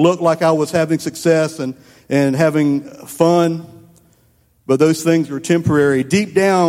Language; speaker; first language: English; native; English